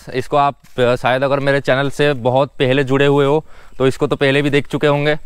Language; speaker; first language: Hindi; non-native, local second language; Odia